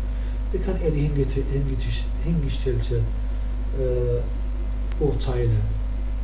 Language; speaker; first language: German; non-native, learner; Arabic